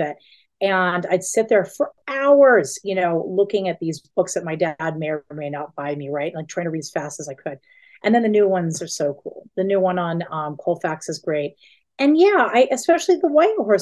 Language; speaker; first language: English; native; English